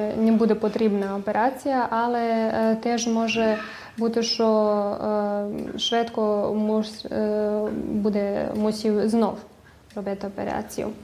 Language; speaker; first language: Ukrainian; early bilingual, heritage; Ukrainian